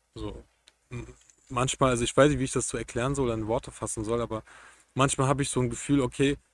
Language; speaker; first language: German; native; German